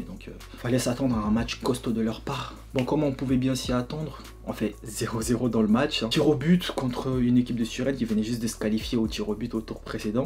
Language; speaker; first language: French; native; French